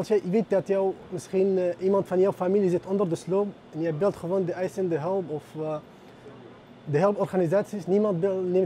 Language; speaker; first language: Dutch; non-native, fluent; Arabic